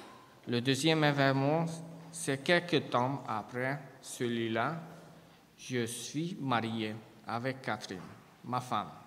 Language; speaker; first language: French; non-native, fluent; Hungarian